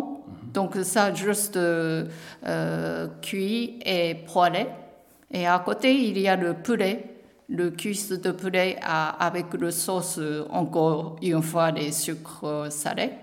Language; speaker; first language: French; non-native, learner; Japanese